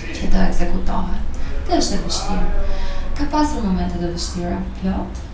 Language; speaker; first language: Albanian; native; Albanian